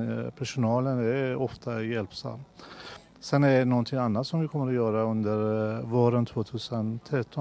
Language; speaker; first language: Swedish; non-native, fluent; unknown